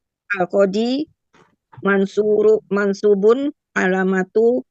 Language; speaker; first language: Arabic; non-native, learner; Indonesian